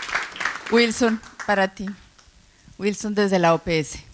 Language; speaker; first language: Spanish; native; Spanish